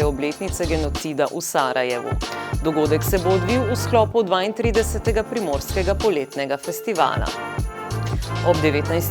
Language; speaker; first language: Slovenian; native; Slovenian